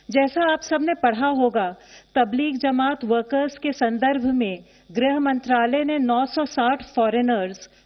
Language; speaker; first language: Hindi; native; Hindi